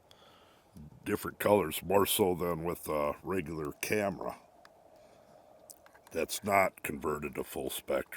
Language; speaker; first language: English; native; English